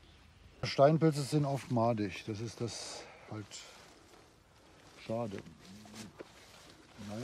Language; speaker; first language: German; native; German